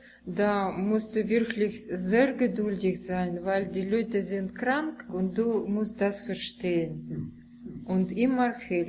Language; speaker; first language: German; non-native, learner; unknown